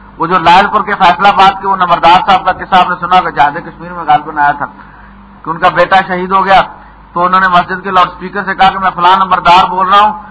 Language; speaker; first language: Urdu; non-native, local second language; Punjabi